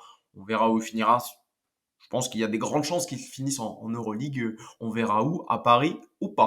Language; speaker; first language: French; native; French